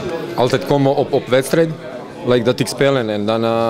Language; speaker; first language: Dutch; non-native, learner; Serbian